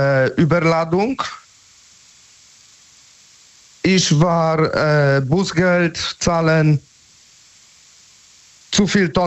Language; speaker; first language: German; non-native, learner; Polish